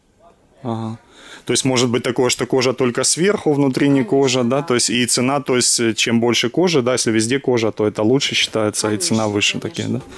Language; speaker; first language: Russian; native; Russian